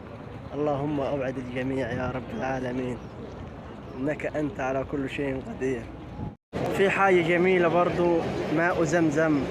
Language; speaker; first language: Arabic; native; Arabic